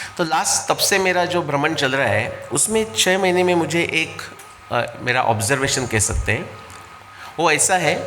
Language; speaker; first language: Hindi; non-native, local second language; Marathi